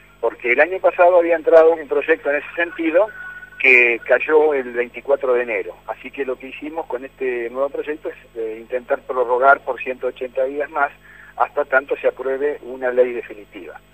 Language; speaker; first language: Spanish; native; Spanish